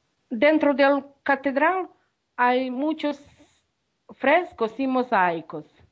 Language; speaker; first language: Spanish; non-native, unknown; Ukrainian